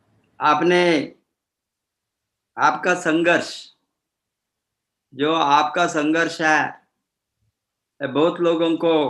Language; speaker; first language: Hindi; non-native, fluent; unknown